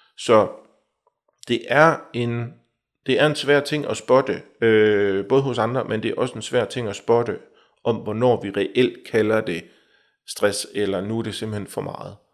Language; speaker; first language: Danish; native; Danish